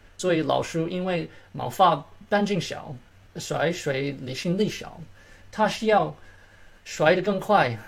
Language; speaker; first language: Chinese; early bilingual, heritage; Chinese